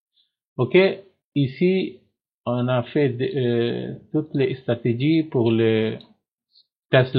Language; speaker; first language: French; non-native, learner; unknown